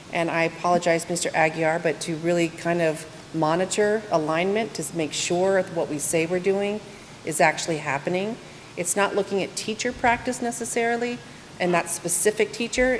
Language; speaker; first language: English; native; English